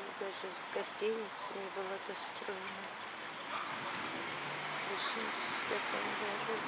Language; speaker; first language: Russian; native; Russian